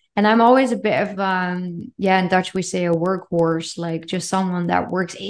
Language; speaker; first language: English; non-native, fluent; Dutch